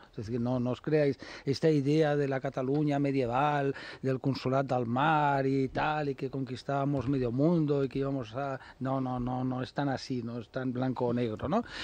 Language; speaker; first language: Spanish; native; Spanish